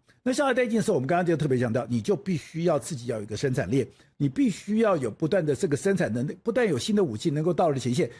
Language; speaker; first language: Chinese; native; Chinese